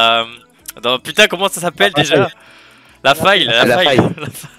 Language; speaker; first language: French; native; French